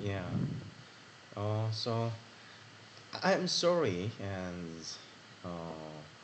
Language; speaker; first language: English; non-native, learner; Korean